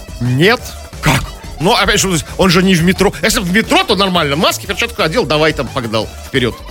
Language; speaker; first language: Russian; native; Russian